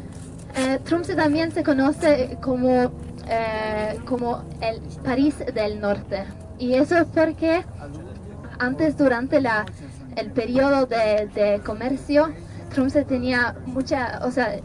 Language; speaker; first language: Spanish; non-native, fluent; Norwegian